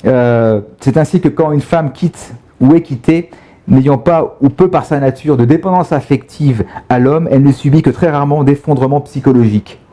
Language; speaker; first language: French; native; French